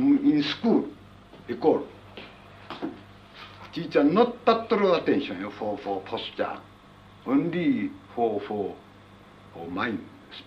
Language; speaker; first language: English; non-native, learner; Japanese